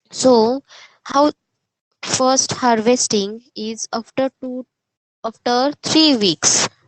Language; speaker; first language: English; non-native, local second language; Hindi